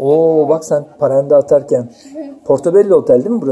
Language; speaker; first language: Turkish; native; Turkish